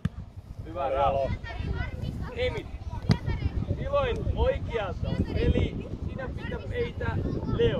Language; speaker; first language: Finnish; non-native, fluent; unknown